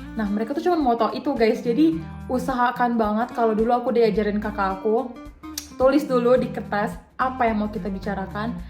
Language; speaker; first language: Indonesian; native; Indonesian